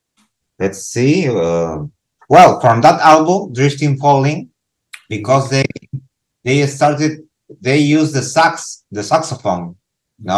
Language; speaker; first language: English; non-native, learner; Spanish